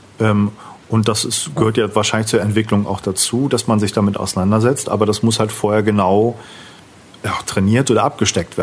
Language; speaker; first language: German; native; German